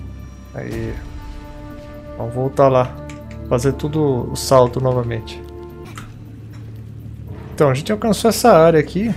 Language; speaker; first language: Portuguese; native; Portuguese